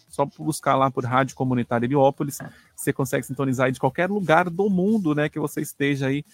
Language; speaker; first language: Portuguese; native; Portuguese